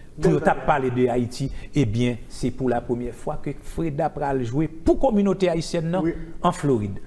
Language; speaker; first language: French; non-native, local second language; Haitian Creole